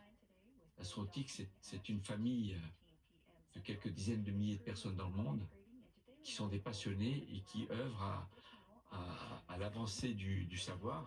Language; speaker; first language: French; native; French